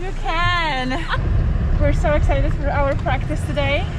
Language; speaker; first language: English; non-native, fluent; Polish